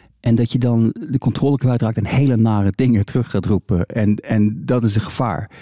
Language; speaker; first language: Dutch; native; Dutch